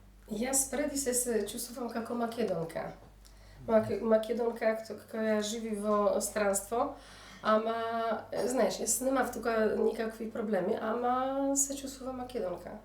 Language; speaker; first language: Macedonian; early bilingual, heritage; Polish